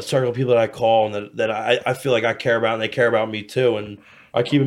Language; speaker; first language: English; native; English